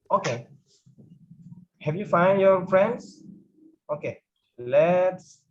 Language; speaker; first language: English; non-native, learner; Indonesian